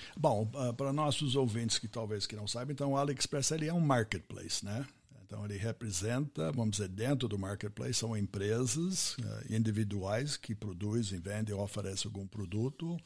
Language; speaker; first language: Portuguese; non-native, fluent; English